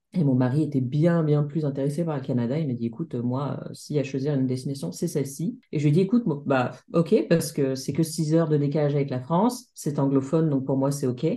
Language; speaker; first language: French; native; French